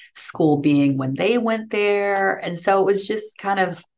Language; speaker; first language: English; native; English